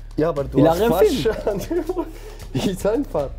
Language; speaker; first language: German; non-native, learner; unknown